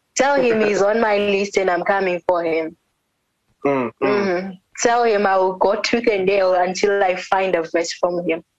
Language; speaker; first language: English; non-native, local second language; North Ndebele